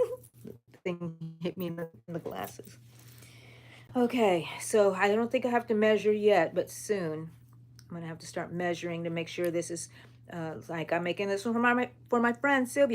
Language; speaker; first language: English; native; English